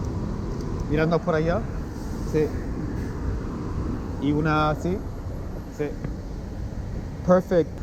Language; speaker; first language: Spanish; non-native, learner; English